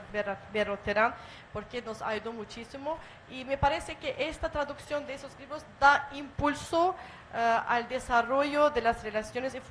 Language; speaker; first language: Spanish; non-native, fluent; Azerbaijani